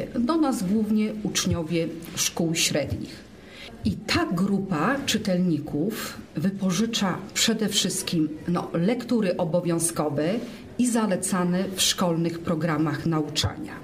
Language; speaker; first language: Polish; native; Polish